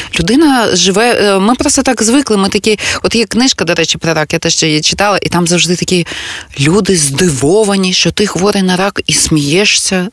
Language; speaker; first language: Ukrainian; non-native, local second language; Russian